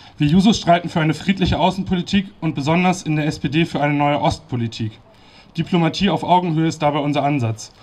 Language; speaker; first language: German; native; German